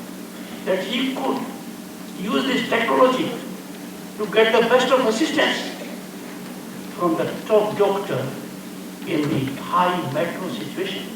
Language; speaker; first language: English; non-native, local second language; Hindi